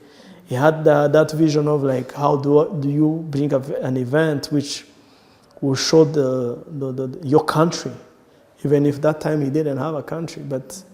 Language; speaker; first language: English; non-native, local second language; Kinyarwanda